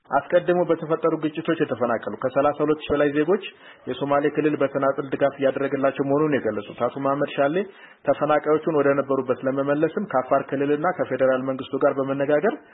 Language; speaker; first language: Amharic; native; Amharic